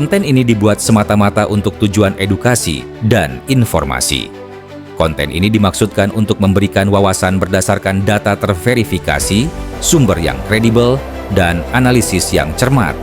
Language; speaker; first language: Indonesian; native; Indonesian